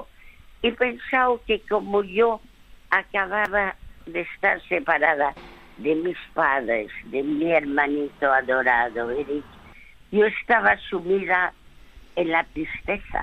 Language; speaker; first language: Spanish; early bilingual, other home language; French